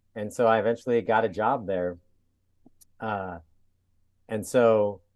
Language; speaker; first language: English; native; English